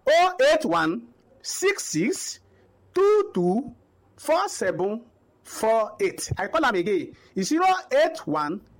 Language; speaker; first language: Nigerian Pidgin; non-native, local second language; Yoruba